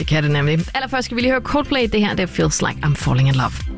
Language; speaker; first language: Danish; native; Danish